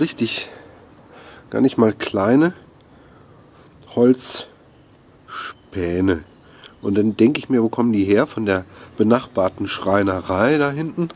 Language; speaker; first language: German; native; German